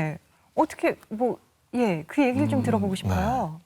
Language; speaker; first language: Korean; native; Korean